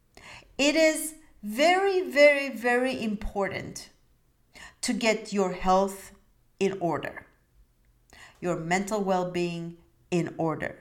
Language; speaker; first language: English; non-native, fluent; Turkish